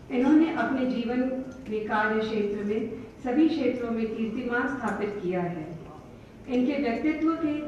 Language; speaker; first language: Hindi; native; Hindi